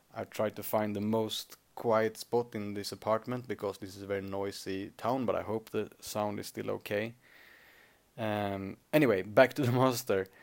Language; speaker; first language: English; non-native, fluent; Swedish